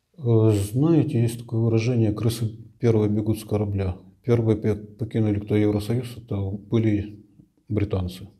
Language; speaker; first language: Russian; native; Russian